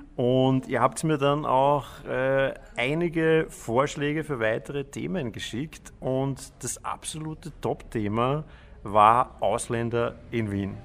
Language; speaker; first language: German; native; German